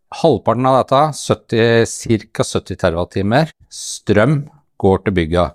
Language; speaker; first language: Norwegian; native; Norwegian